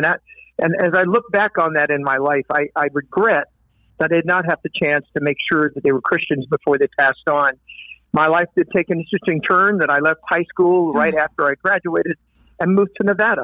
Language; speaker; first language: English; native; English